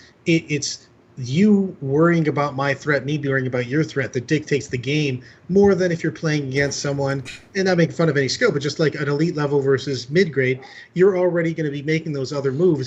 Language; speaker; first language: English; native; English